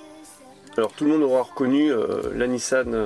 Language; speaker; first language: French; native; French